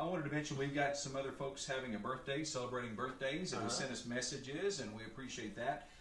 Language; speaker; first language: English; native; English